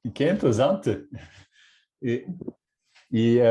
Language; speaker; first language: Spanish; non-native, fluent; German